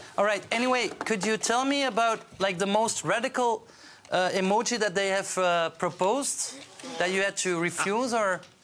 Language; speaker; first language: English; non-native, fluent; Dutch